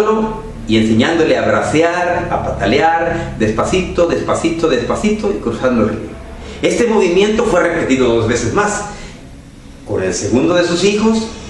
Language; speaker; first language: Spanish; native; Spanish